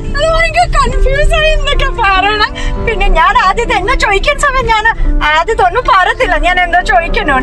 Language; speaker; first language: Malayalam; non-native, local second language; Hindi